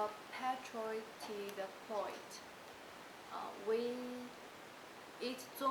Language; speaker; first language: English; non-native, learner; Chinese